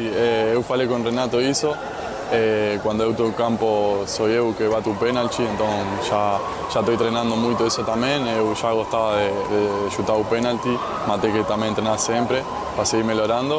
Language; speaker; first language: Portuguese; non-native, fluent; Spanish